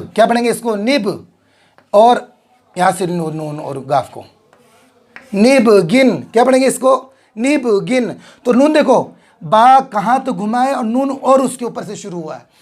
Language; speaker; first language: Hindi; native; Hindi